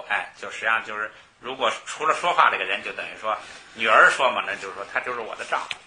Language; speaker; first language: Chinese; native; Chinese